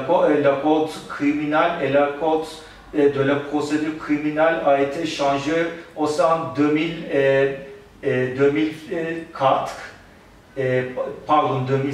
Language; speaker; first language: French; non-native, learner; Turkish